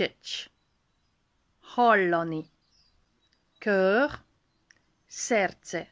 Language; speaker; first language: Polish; non-native, learner; Hungarian